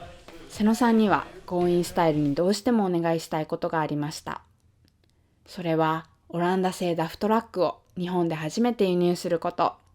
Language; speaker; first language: Japanese; native; Japanese